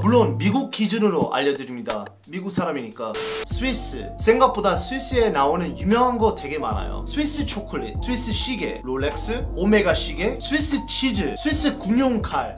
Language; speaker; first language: Korean; non-native, fluent; English